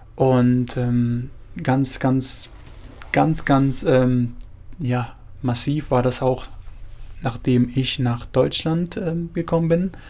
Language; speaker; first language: German; early bilingual, other home language; Spanish